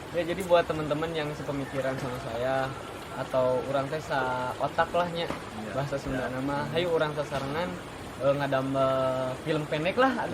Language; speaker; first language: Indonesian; non-native, local second language; Sundanese